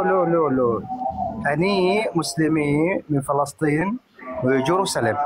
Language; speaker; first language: Hebrew; non-native, local second language; Arabic